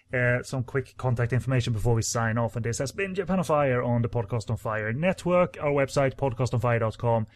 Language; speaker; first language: English; non-native, fluent; Swedish